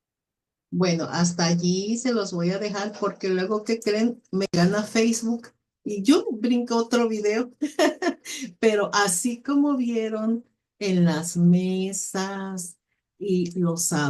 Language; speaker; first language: Spanish; native; Spanish